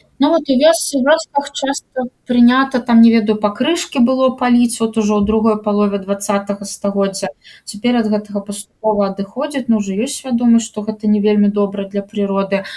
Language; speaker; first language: Belarusian; native; Belarusian